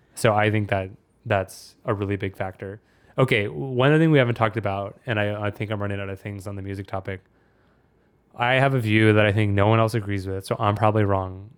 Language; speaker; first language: English; native; English